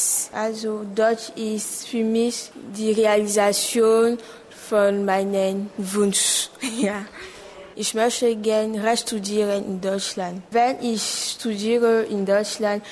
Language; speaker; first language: German; non-native, learner; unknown